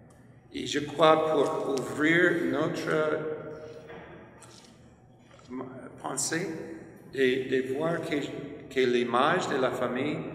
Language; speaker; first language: French; non-native, fluent; English